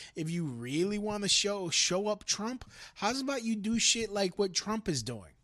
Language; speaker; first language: English; native; English